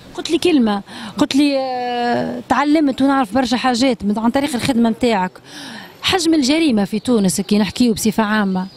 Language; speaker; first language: Arabic; native; Arabic